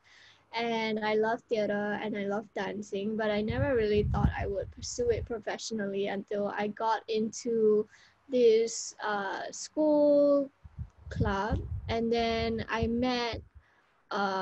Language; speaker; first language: English; native; English